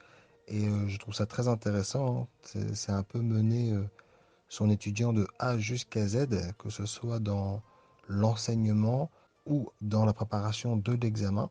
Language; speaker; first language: French; native; French